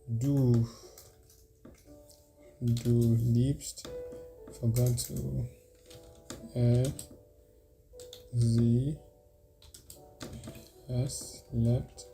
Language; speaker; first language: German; non-native, learner; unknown